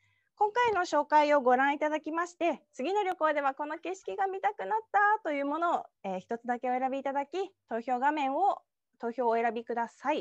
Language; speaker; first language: Japanese; native; Japanese